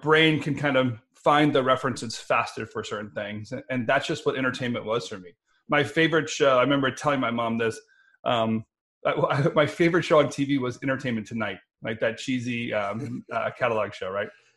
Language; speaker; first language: English; native; English